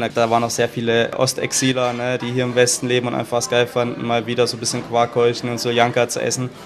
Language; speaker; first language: German; native; German